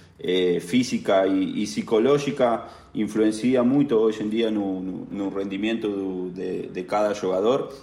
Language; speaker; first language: Portuguese; non-native, learner; Spanish